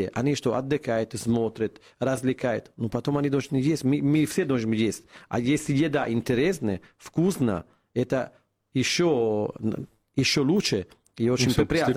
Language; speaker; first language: Russian; non-native, fluent; Italian